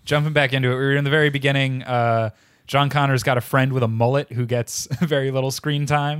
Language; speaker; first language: English; native; English